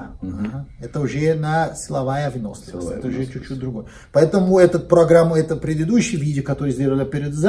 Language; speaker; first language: Russian; non-native, learner; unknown